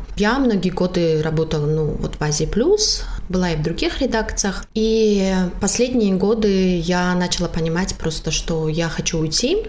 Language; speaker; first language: Russian; non-native, local second language; Tajik